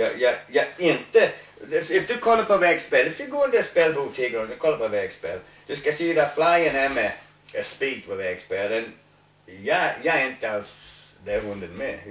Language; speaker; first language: Swedish; non-native, learner; English